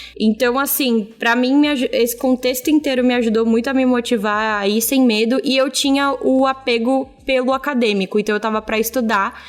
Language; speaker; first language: Portuguese; native; Portuguese